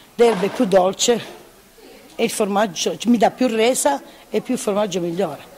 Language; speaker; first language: Italian; native; Italian